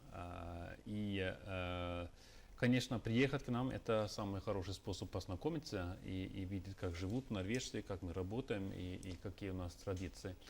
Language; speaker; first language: Russian; non-native, fluent; Norwegian